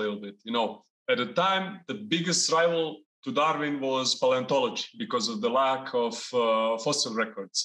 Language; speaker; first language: English; non-native, fluent; Serbian